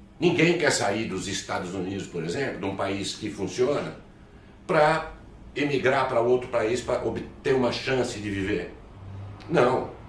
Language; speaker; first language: Portuguese; native; Portuguese